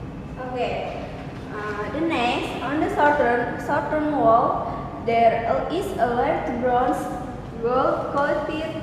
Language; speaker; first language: English; non-native, learner; Indonesian